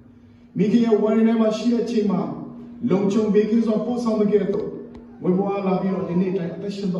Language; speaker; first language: Burmese; non-native, local second language; Tedim Chin